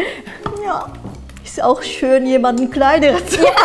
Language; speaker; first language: German; non-native, fluent; Japanese